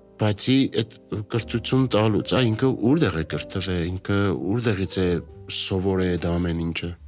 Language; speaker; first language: Armenian; native; Armenian